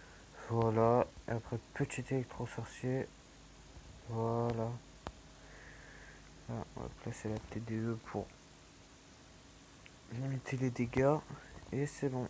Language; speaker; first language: French; native; French